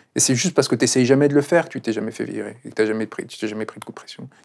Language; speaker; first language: French; non-native, fluent; Spanish